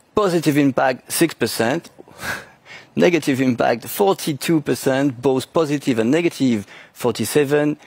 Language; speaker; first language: English; non-native, fluent; French